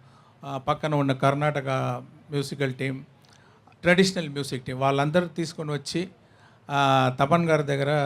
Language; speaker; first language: Telugu; non-native, learner; Tamil